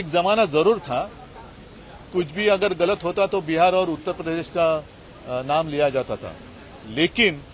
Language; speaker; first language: Hindi; non-native, local second language; Marathi